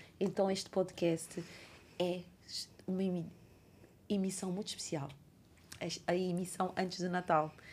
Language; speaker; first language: Portuguese; non-native, local second language; Kabuverdianu